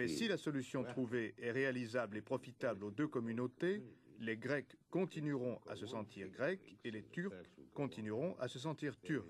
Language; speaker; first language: French; non-native, fluent; Turkish